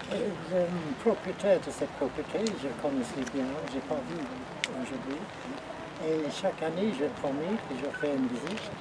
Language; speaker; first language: French; non-native, learner; English